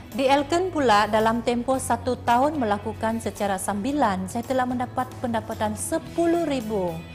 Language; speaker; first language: Malay; non-native, local second language; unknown